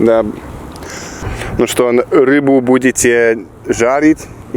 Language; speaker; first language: Russian; non-native, learner; English